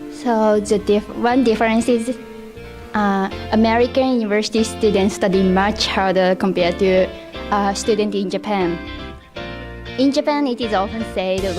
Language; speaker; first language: English; non-native, fluent; Japanese